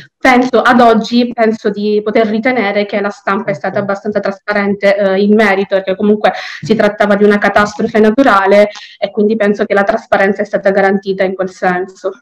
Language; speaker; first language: Italian; native; Italian